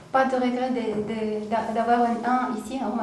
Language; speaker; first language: French; non-native, learner; Romanian